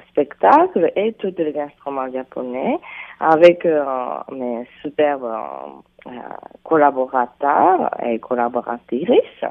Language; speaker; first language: French; non-native, fluent; Japanese